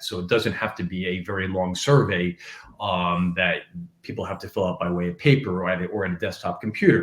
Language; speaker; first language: English; native; English